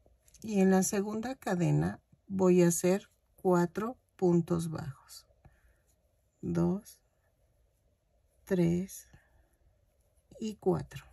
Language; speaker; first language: Spanish; native; Spanish